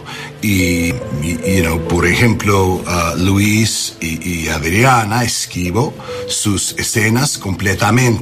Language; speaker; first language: Spanish; non-native, learner; English